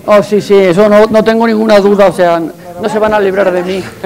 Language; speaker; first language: Spanish; native; Spanish